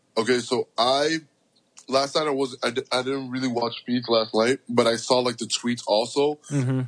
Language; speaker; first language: English; early bilingual, other home language; Spanish